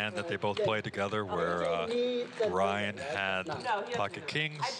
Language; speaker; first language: English; native; English